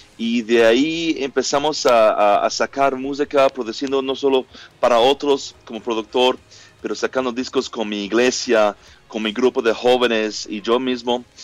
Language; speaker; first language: Spanish; non-native, learner; English